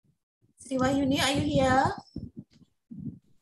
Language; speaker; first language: English; non-native, fluent; Indonesian